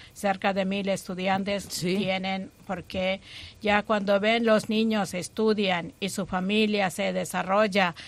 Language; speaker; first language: Spanish; non-native, fluent; Malayalam